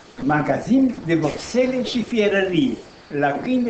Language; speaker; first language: Hebrew; non-native, fluent; Romanian